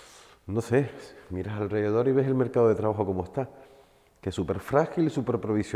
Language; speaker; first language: Spanish; native; Spanish